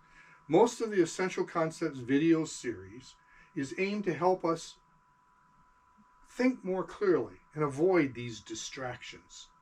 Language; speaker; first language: English; native; English